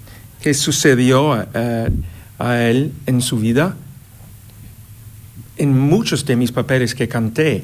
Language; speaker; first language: Spanish; non-native, fluent; English